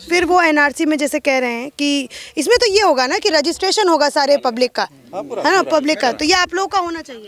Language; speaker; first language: Hindi; native; Hindi